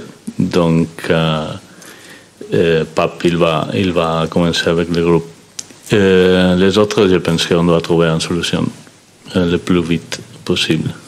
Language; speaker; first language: French; non-native, fluent; Spanish